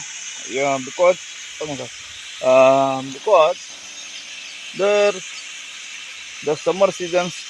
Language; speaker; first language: English; non-native, learner; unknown